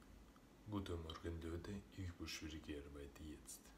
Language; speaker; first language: German; non-native, learner; Russian